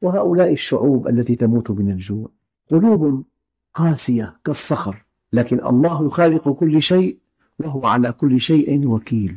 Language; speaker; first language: Arabic; native; Arabic